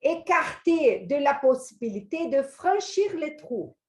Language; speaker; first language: French; non-native, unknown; Portuguese